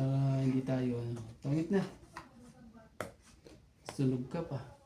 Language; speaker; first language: Filipino; native; Filipino